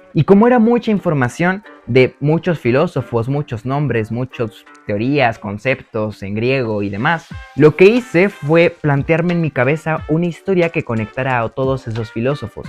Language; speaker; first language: Spanish; native; Spanish